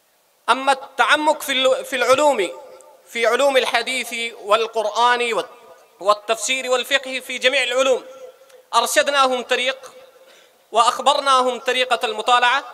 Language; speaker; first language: Arabic; non-native, fluent; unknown